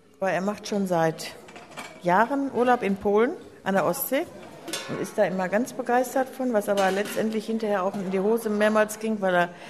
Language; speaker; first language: German; native; German